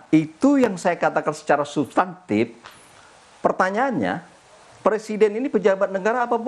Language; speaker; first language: Indonesian; native; Indonesian